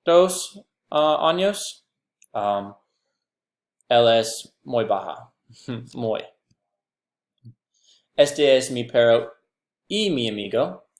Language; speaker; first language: Spanish; non-native, learner; English